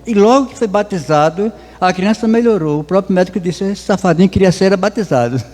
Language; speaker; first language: Portuguese; native; Portuguese